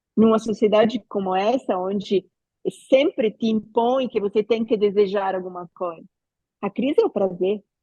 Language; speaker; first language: Portuguese; non-native, fluent; Italian